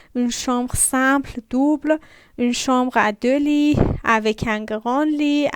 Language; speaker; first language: French; non-native, fluent; Persian